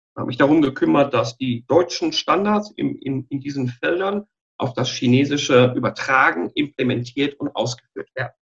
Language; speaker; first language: German; native; German